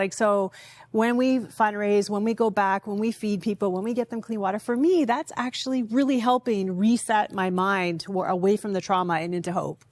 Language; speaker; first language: English; native; English